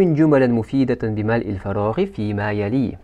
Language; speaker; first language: Arabic; non-native, fluent; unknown